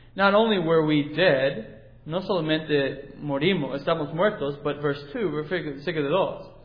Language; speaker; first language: English; native; English